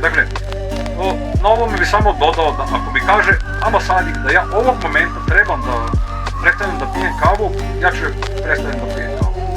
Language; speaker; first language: Croatian; native; Croatian